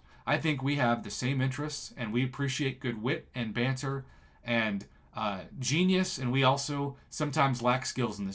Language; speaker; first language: English; native; English